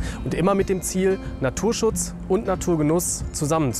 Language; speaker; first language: German; native; German